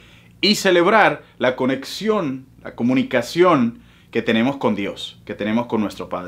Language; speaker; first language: Spanish; native; Spanish